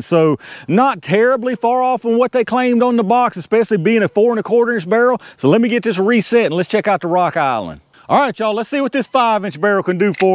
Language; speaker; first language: English; native; English